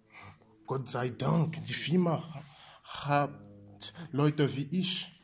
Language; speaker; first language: German; non-native, learner; French